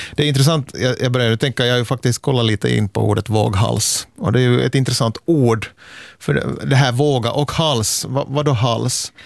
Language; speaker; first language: Swedish; native; Swedish